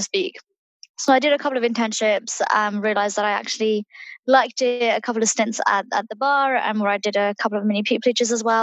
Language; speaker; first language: English; early bilingual, other home language; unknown